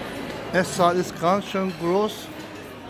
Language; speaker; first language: German; non-native, learner; Turkish